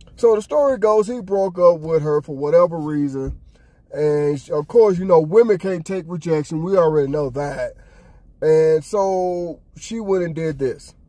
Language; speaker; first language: English; native; English